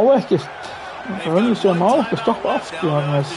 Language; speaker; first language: Icelandic; non-native, learner; Norwegian